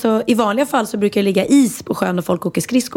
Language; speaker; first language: Swedish; native; Swedish